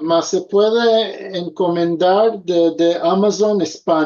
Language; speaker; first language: Spanish; early bilingual, heritage; Ladino